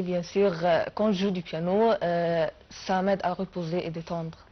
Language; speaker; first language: French; non-native, fluent; Arabic